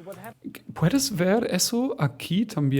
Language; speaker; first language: Spanish; non-native, fluent; German